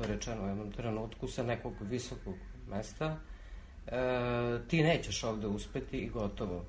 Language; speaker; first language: Serbian; native; Serbian